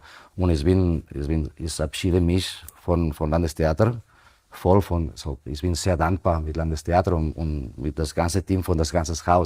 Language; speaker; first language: German; non-native, fluent; Spanish